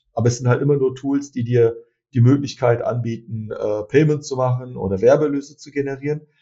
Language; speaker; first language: German; early bilingual, other home language; Turkish